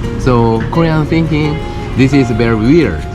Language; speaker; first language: English; non-native, learner; Korean